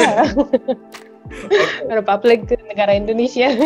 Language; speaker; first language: Indonesian; non-native, fluent; Arabic